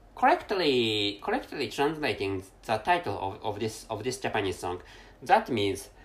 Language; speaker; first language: English; non-native, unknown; Japanese